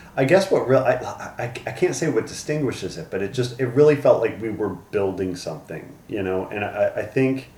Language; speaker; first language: English; native; English